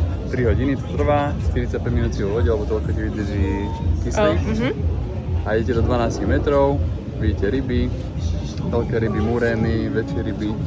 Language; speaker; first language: Slovak; native; Slovak